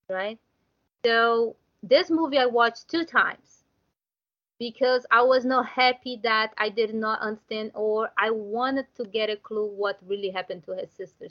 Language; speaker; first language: English; non-native, learner; Portuguese